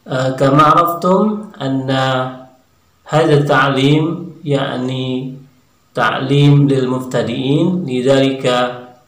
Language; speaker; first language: Arabic; non-native, fluent; Indonesian